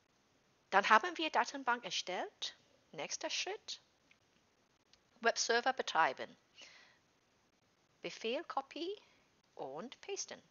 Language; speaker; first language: German; non-native, fluent; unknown